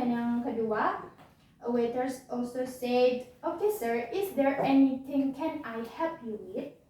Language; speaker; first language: English; non-native, learner; Indonesian